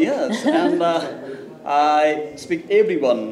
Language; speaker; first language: English; non-native, learner; Bangla